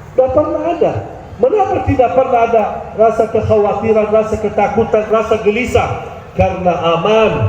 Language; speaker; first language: Malay; non-native, fluent; Arabic